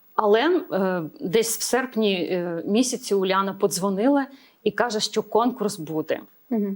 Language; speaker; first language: Ukrainian; native; Ukrainian